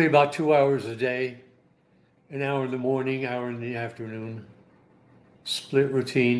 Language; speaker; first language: English; native; English